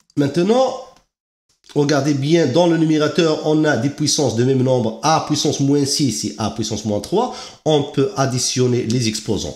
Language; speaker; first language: French; non-native, local second language; Arabic